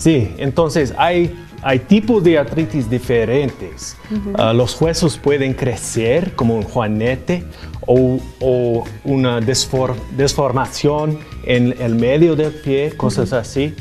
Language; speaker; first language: Spanish; non-native, fluent; English